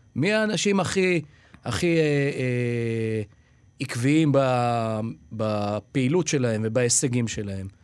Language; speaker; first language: Hebrew; native; Hebrew